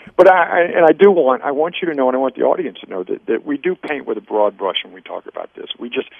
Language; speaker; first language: English; native; English